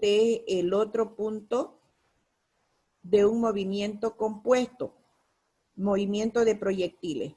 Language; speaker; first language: Spanish; native; Spanish